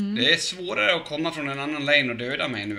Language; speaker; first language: Swedish; native; Swedish